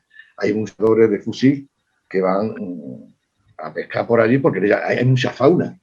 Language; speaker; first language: Spanish; native; Spanish